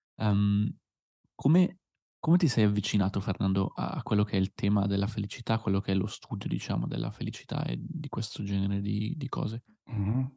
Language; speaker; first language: Italian; native; Italian